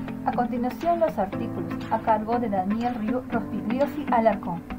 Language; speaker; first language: Spanish; native; Spanish